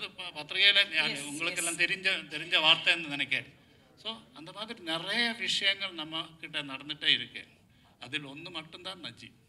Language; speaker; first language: Tamil; non-native, learner; Malayalam